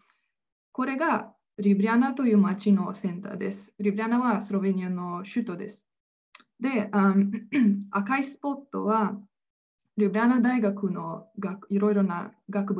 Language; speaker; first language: Japanese; non-native, fluent; Slovenian